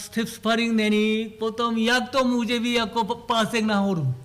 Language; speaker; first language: Czech; non-native, learner; Korean